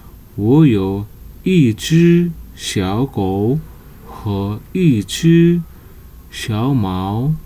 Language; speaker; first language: Chinese; non-native, fluent; Nepali